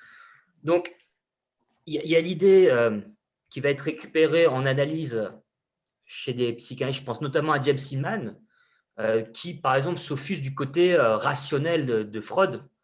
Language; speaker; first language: French; native; French